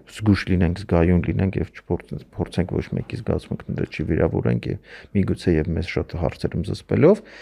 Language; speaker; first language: Armenian; native; Armenian